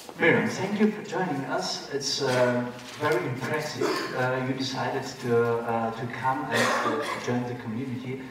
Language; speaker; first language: English; non-native, fluent; German